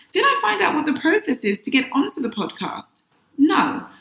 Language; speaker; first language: English; native; English